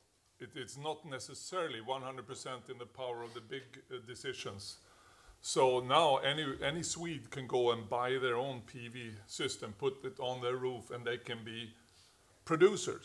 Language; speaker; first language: English; non-native, fluent; Swedish